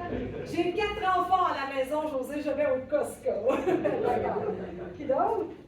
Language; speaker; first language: French; non-native, fluent; Spanish